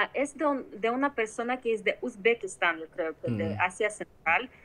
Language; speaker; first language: Spanish; non-native, fluent; Ukrainian